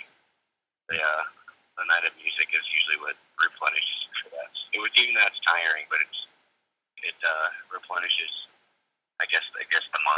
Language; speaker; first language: English; native; English